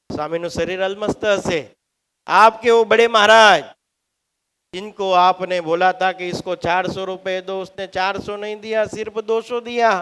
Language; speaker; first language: Hindi; non-native, local second language; Gujarati